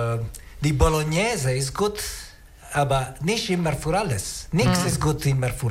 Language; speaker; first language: German; non-native, learner; Italian